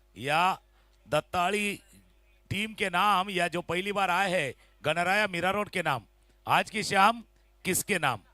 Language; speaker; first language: Hindi; non-native, local second language; Marathi